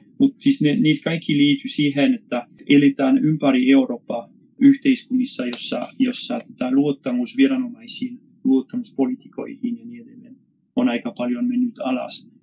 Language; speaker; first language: Finnish; non-native, fluent; French